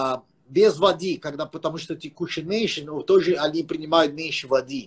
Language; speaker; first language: Russian; non-native, fluent; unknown